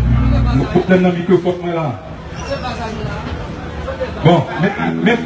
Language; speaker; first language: French; non-native, local second language; Haitian Creole